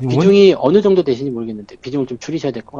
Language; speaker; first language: Korean; native; Korean